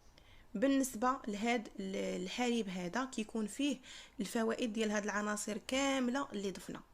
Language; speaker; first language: Arabic; native; Arabic